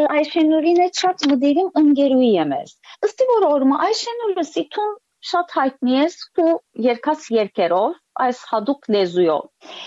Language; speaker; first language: Armenian; early bilingual, heritage; Armenian